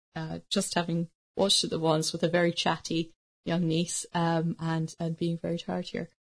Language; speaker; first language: English; native; English